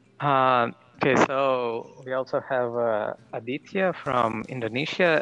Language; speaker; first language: English; non-native, fluent; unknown